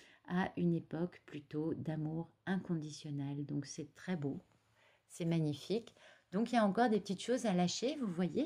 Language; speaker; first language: French; native; French